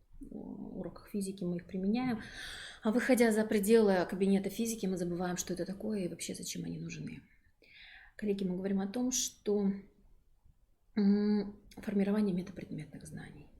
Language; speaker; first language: Russian; native; Russian